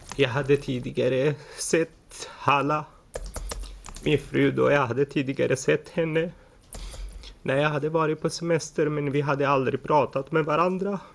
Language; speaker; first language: Swedish; early bilingual, other home language; Arabic